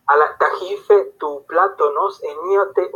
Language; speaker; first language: Greek; non-native, fluent; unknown